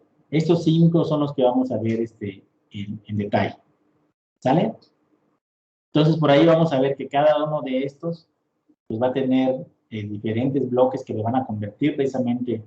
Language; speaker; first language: Spanish; native; Spanish